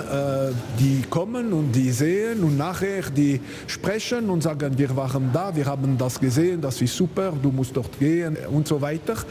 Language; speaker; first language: German; non-native, local second language; French